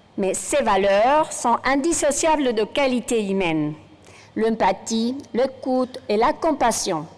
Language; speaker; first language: French; non-native, fluent; Spanish